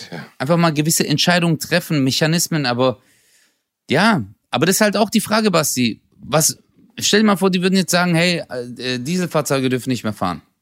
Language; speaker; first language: German; early bilingual, other home language; Turkish